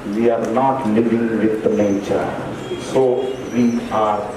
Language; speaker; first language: English; non-native, local second language; Hindi